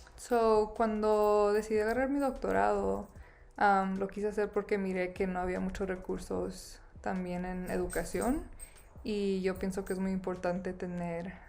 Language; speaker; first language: Spanish; early bilingual, other home language; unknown